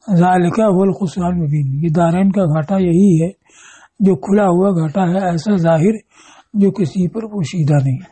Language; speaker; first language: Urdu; native; Urdu